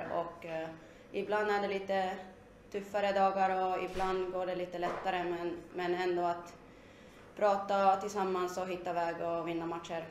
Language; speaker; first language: Swedish; non-native, fluent; Finnish